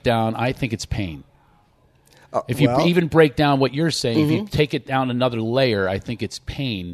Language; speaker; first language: English; native; English